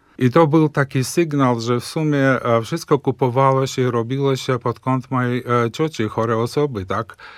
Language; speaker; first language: Polish; early bilingual, heritage; Polish